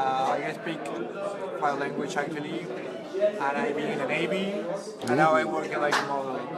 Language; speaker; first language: English; non-native, fluent; Spanish